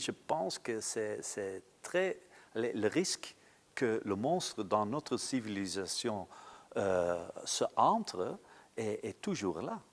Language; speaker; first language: French; non-native, local second language; Dutch